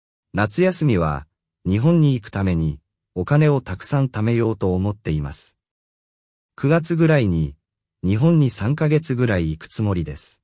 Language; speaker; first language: Japanese; non-native, fluent; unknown